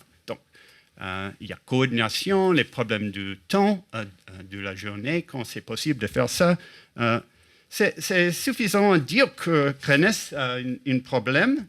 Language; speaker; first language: French; non-native, fluent; English